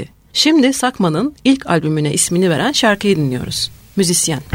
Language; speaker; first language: Turkish; native; Turkish